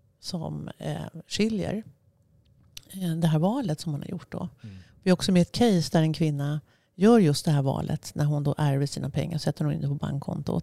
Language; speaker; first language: Swedish; native; Swedish